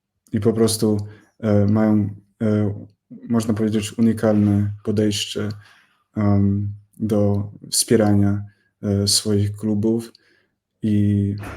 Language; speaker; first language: Polish; non-native, fluent; English